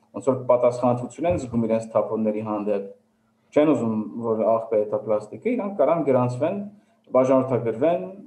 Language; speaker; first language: Armenian; early bilingual, heritage; Armenian